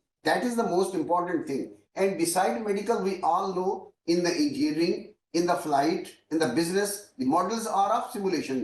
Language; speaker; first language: English; non-native, local second language; Urdu